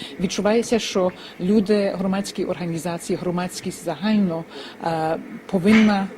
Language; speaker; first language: Ukrainian; early bilingual, heritage; Ukrainian